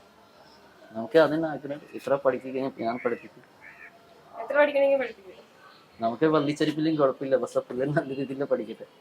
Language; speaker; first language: Malayalam; non-native, local second language; Hindi